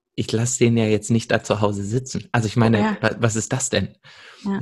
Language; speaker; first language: German; native; German